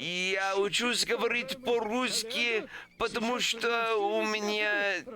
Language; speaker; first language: Russian; non-native, learner; English